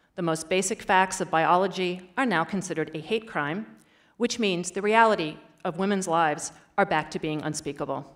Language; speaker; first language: English; native; English